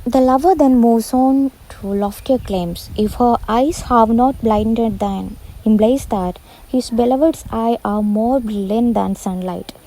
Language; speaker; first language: English; non-native, local second language; Malayalam